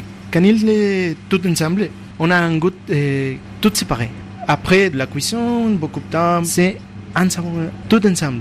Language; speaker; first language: French; non-native, learner; Spanish